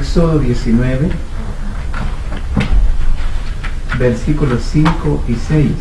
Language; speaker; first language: Spanish; native; Spanish